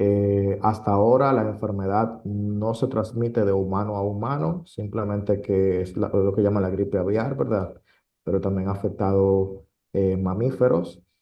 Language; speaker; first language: Spanish; native; Spanish